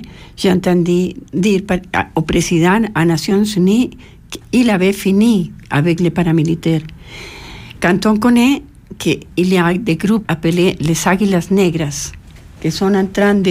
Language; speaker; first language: French; non-native, fluent; Spanish